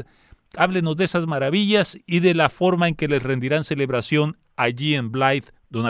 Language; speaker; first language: Spanish; native; Spanish